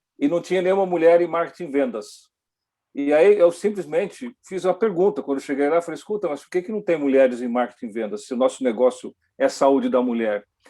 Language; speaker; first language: Portuguese; early bilingual, other home language; Dutch